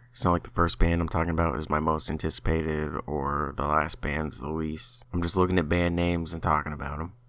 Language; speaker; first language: English; native; English